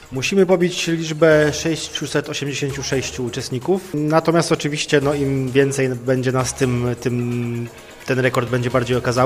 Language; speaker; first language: Polish; native; Polish